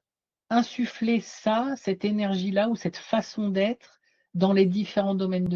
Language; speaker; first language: French; native; French